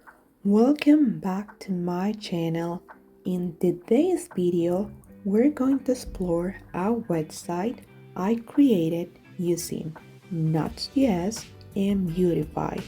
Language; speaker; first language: English; non-native, fluent; Spanish